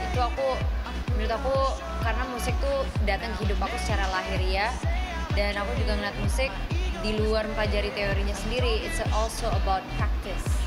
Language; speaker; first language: Indonesian; native; Indonesian